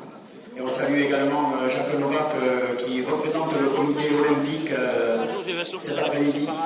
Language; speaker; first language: French; native; French